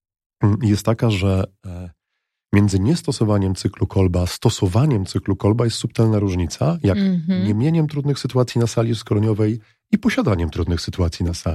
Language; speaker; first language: Polish; native; Polish